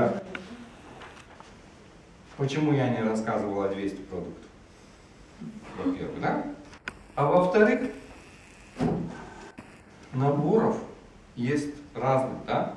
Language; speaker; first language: Russian; non-native, fluent; Lithuanian